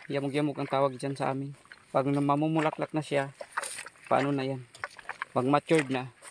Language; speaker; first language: Filipino; non-native, local second language; Cebuano